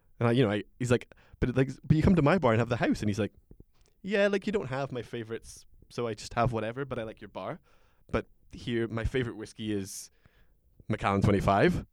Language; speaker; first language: English; native; English